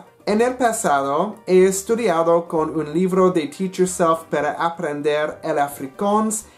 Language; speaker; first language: Spanish; non-native, learner; English